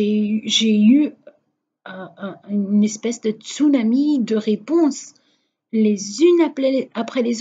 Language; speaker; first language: French; non-native, fluent; Portuguese